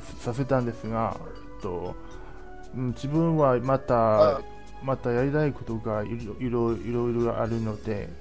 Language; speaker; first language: Japanese; non-native, learner; Chinese